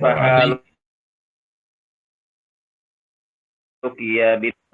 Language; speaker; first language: Arabic; non-native, learner; Indonesian